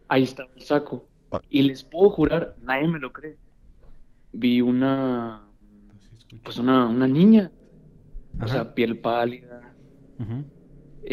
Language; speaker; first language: Spanish; native; Spanish